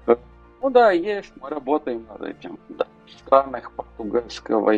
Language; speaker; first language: Russian; non-native, local second language; Romanian